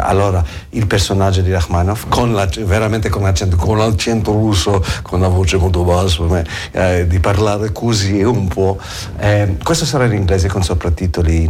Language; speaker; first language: Italian; non-native, learner; English